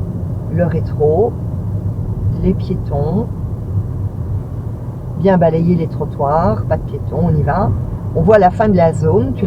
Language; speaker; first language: French; native; French